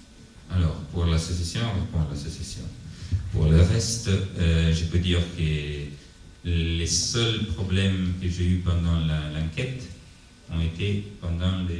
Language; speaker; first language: French; non-native, fluent; Italian